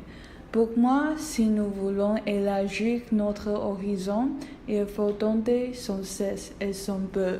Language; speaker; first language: French; non-native, learner; Chinese